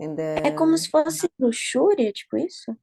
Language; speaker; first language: Portuguese; non-native, learner; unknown